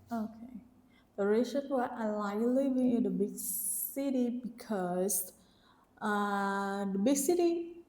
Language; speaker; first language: English; non-native, learner; Vietnamese